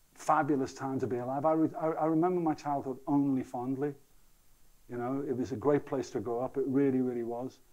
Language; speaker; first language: English; native; English